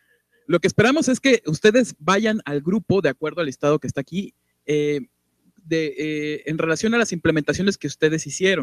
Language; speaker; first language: Spanish; native; Spanish